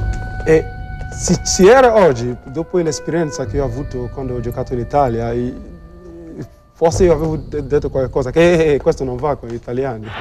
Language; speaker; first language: Italian; non-native, fluent; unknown